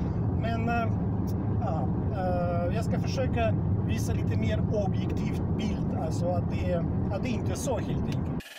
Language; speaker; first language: Swedish; non-native, fluent; Russian